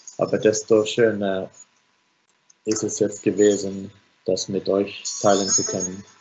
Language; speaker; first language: German; non-native, fluent; Finnish